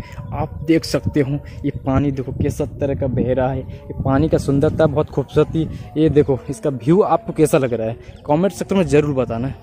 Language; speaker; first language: Hindi; non-native, local second language; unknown